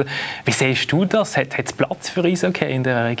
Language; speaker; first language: German; native; German